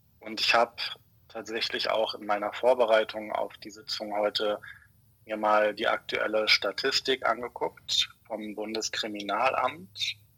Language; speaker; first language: German; native; German